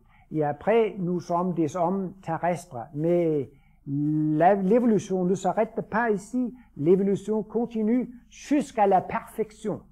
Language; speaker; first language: French; non-native, fluent; Danish